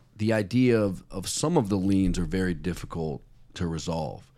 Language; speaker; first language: English; native; English